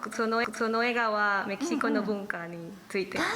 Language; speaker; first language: Japanese; non-native, learner; Spanish